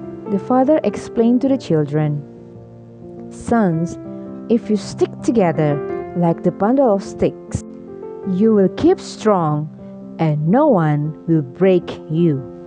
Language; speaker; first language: English; non-native, fluent; Indonesian